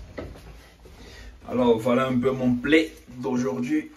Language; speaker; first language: French; non-native, local second language; Ewe